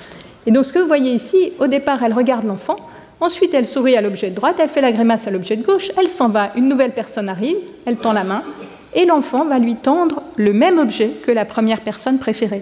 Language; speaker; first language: French; native; French